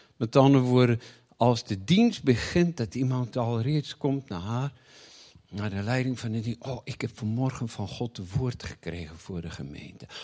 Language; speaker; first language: Dutch; non-native, fluent; Afrikaans